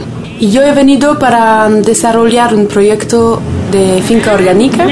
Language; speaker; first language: Spanish; non-native, fluent; French